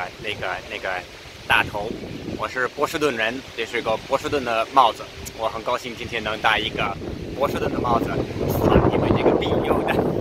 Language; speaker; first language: Chinese; non-native, fluent; English